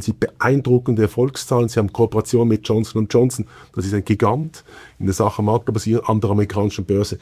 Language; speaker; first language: German; native; German